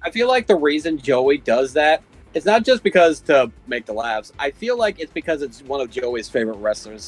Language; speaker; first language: English; native; English